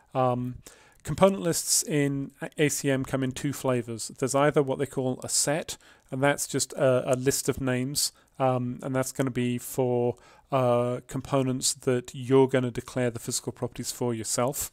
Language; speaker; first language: English; native; English